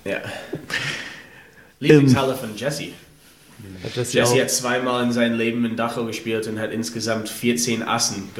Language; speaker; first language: German; non-native, fluent; English